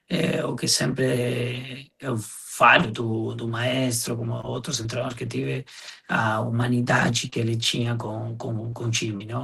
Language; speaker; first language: Portuguese; non-native, fluent; Spanish